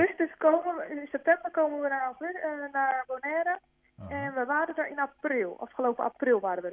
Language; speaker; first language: Dutch; native; Dutch